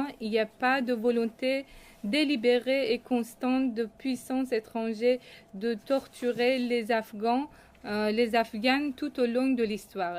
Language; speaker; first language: French; non-native, fluent; Persian